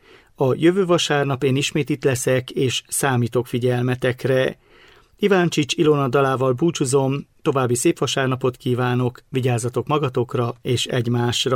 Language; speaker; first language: Hungarian; native; Hungarian